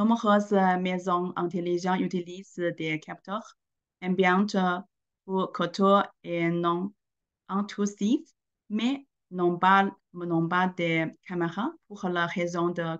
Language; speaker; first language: French; non-native, learner; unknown